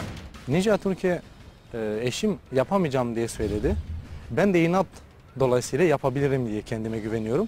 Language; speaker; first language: Turkish; non-native, fluent; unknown